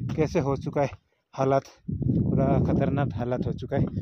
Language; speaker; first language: Hindi; non-native, local second language; Assamese